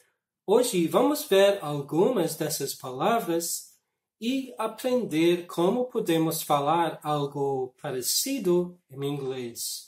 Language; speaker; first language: Portuguese; non-native, fluent; English